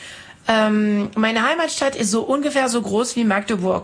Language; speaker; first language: German; non-native, fluent; French